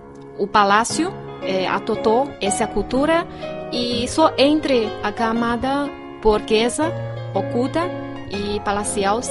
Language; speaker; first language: Portuguese; non-native, fluent; Chinese